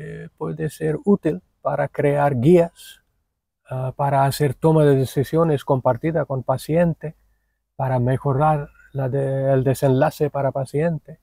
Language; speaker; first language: Spanish; non-native, fluent; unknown